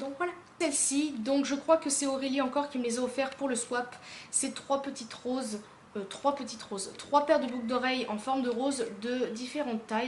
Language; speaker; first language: French; native; French